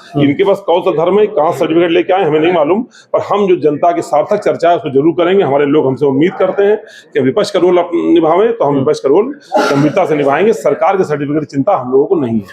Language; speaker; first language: Hindi; native; Hindi